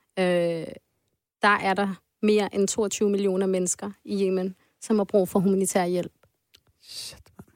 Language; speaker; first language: Danish; early bilingual, other home language; Arabic